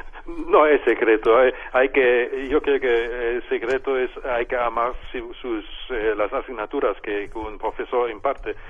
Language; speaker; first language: Spanish; non-native, fluent; German